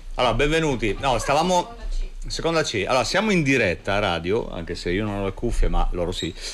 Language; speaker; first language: Italian; native; Italian